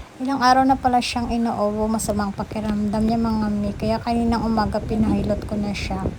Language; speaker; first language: Filipino; native; Filipino